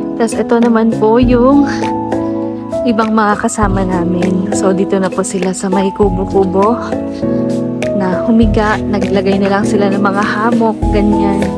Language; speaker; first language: Filipino; non-native, local second language; Iloko